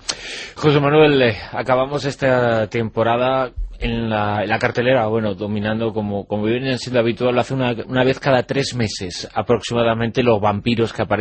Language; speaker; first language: Spanish; native; Spanish